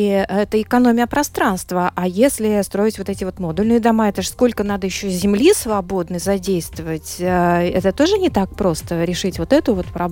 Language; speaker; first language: Russian; native; Russian